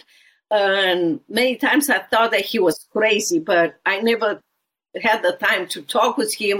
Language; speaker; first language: English; non-native, fluent; Romanian